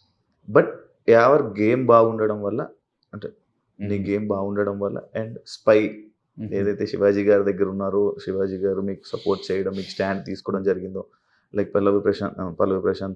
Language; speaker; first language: Telugu; native; Telugu